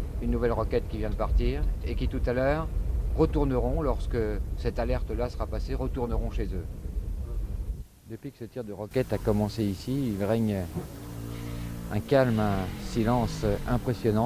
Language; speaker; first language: French; native; French